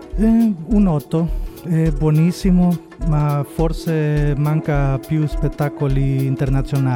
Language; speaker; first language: Italian; non-native, learner; Spanish